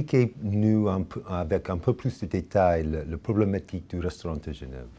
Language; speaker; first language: French; non-native, fluent; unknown